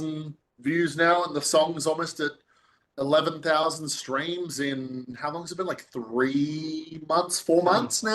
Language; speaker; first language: English; native; English